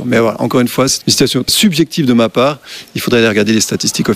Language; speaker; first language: French; native; French